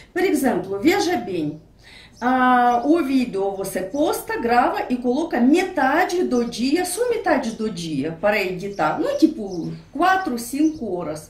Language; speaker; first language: Portuguese; non-native, fluent; Russian